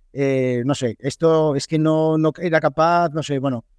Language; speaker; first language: Spanish; native; Spanish